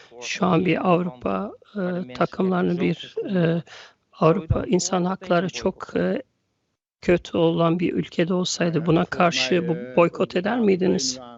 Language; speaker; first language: Turkish; early bilingual, heritage; Turkish